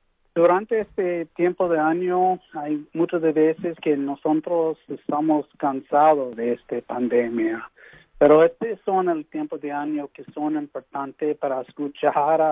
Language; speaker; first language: Spanish; early bilingual, heritage; English